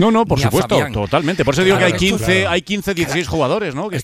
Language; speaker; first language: Spanish; native; Spanish